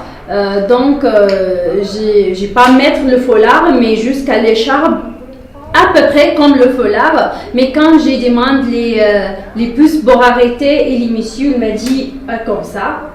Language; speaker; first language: French; non-native, learner; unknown